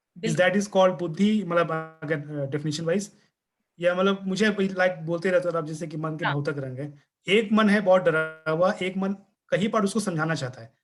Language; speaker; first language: Hindi; native; Hindi